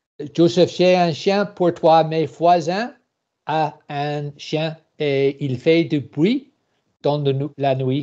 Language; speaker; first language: French; non-native, learner; English